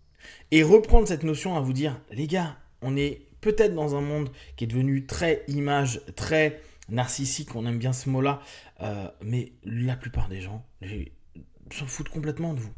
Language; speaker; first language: French; native; French